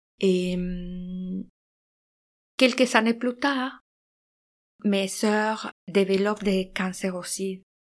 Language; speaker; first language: French; non-native, fluent; Spanish